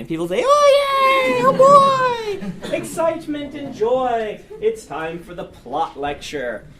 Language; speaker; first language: English; native; English